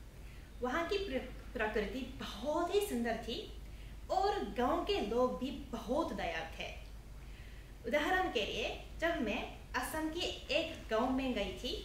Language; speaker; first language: Hindi; non-native, fluent; Japanese